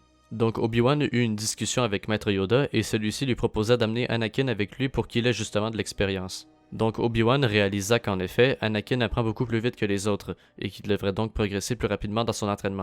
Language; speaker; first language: French; native; French